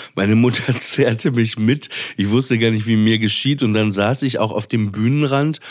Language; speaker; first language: German; native; German